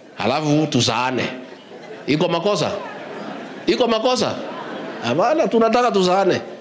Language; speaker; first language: Swahili; non-native, local second language; Kikuyu